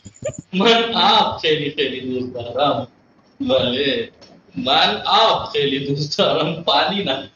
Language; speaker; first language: Persian; non-native, fluent; Urdu